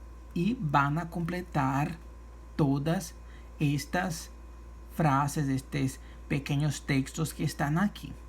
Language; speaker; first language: Spanish; non-native, fluent; Portuguese